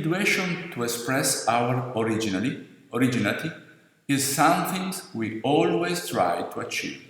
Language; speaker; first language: English; non-native, fluent; Italian